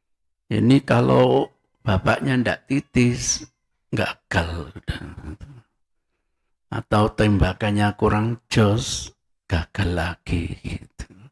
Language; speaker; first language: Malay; non-native, local second language; Javanese